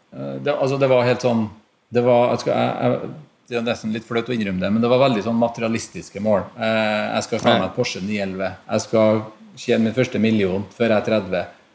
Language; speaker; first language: Norwegian; native; Norwegian